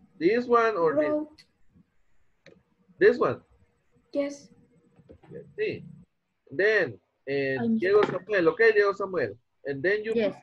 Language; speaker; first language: English; non-native, fluent; Spanish